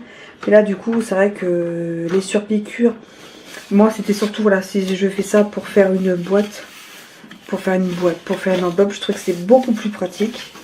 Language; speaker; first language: French; native; French